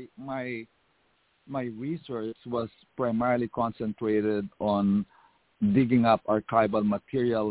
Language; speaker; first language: English; non-native, local second language; Filipino